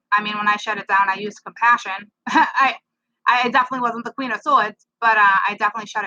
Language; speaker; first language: English; native; English